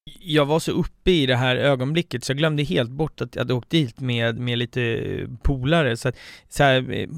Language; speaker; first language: Swedish; native; Swedish